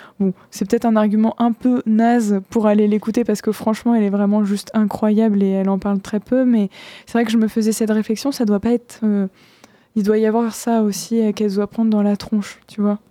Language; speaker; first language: French; native; French